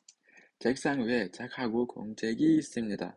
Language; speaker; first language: Korean; non-native, fluent; Uzbek